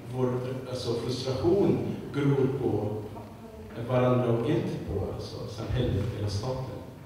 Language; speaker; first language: Swedish; non-native, fluent; Arabic